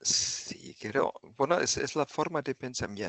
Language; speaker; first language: Spanish; non-native, fluent; German